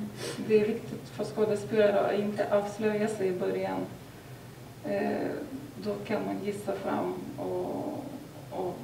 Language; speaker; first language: Swedish; non-native, fluent; Lithuanian